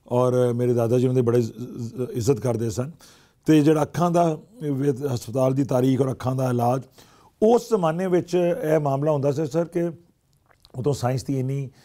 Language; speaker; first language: Punjabi; native; Punjabi